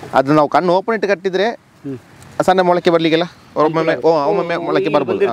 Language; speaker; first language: Kannada; non-native, local second language; Malayalam